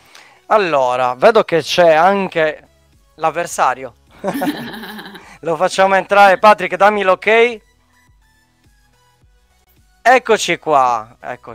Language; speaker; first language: Italian; native; Italian